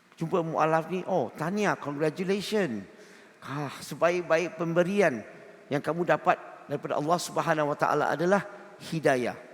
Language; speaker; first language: Malay; non-native, local second language; Chinese